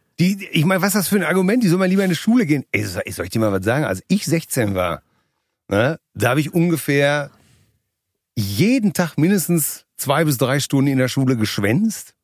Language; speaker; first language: German; native; German